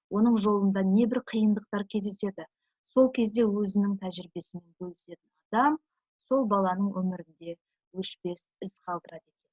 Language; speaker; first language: Kazakh; native; Kazakh